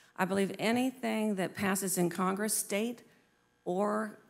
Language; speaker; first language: English; native; English